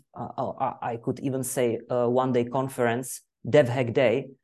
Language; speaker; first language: English; non-native, fluent; Czech